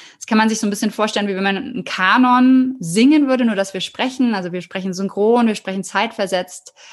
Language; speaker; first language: German; native; German